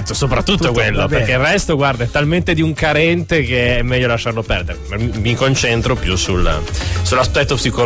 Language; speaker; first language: Italian; native; Italian